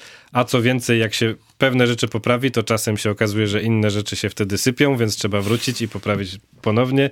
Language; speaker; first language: Polish; native; Polish